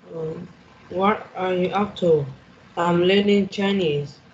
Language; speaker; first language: English; non-native, learner; Vietnamese